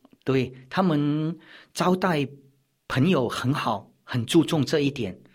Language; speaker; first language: Chinese; early bilingual, heritage; Chinese